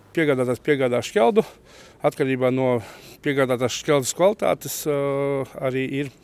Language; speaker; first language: Latvian; native; Latvian